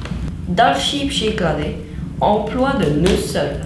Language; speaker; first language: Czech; non-native, fluent; French